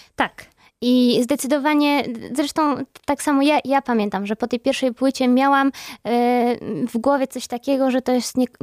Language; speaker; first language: Polish; native; Polish